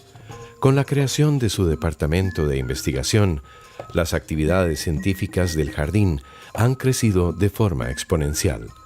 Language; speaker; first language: Spanish; native; Spanish